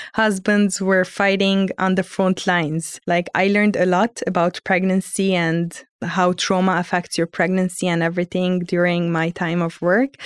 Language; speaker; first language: English; early bilingual, heritage; Armenian